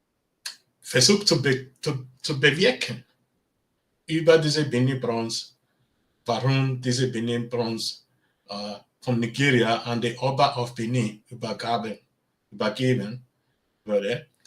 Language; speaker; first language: German; non-native, learner; Bini